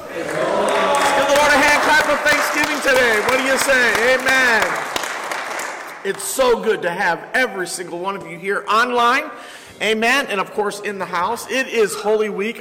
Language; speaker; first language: English; native; English